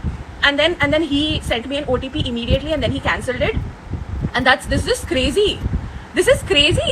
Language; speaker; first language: English; non-native, local second language; Hindi